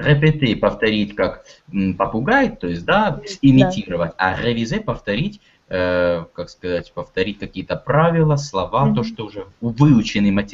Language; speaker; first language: Russian; native; Russian